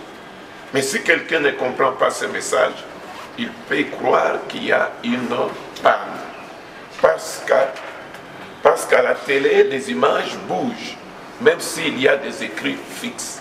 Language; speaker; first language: French; non-native, local second language; Lingala